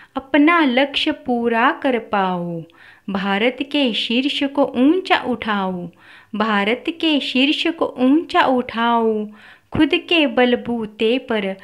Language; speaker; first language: Hindi; non-native, local second language; Marathi